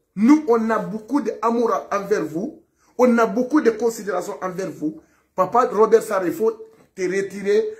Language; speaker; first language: French; non-native, local second language; Fula